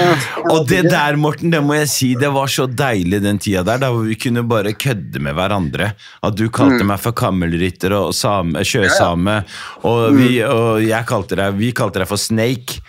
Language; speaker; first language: Norwegian; native; Norwegian